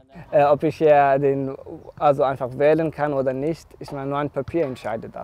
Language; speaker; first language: German; non-native, learner; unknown